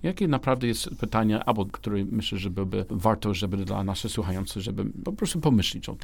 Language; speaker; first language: Polish; non-native, learner; English